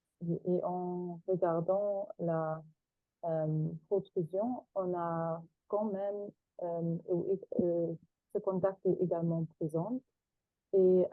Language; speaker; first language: French; non-native, fluent; German